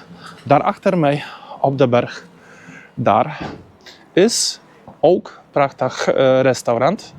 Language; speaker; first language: Dutch; non-native, learner; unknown